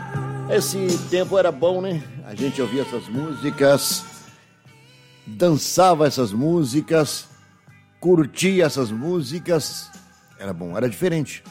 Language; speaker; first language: Portuguese; native; Portuguese